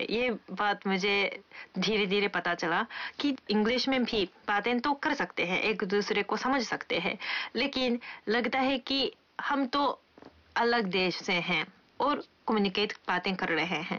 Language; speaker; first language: Hindi; non-native, fluent; Japanese